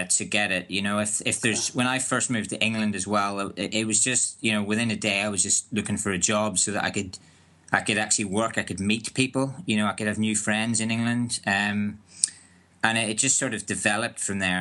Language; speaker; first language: English; native; English